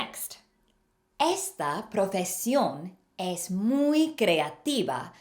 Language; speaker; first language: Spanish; non-native, fluent; English